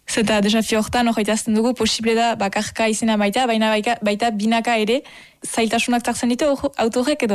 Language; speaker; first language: Basque; native; Basque